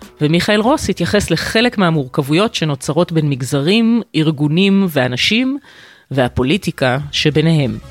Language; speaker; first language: Hebrew; native; Hebrew